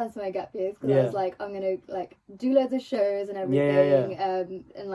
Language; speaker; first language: English; non-native, local second language; Telugu